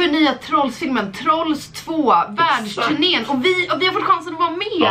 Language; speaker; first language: Swedish; native; Swedish